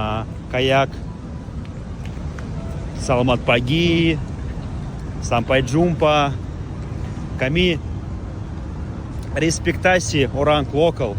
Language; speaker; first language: Indonesian; non-native, learner; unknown